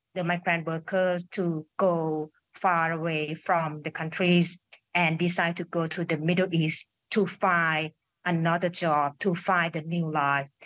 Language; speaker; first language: English; non-native, fluent; Thai